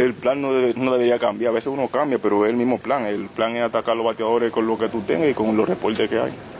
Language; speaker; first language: Spanish; native; Spanish